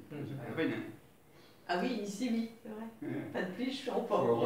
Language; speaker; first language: French; native; French